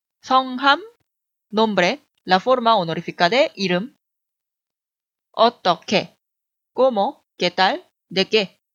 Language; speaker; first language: Spanish; non-native, fluent; Korean